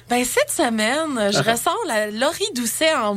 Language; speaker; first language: French; native; French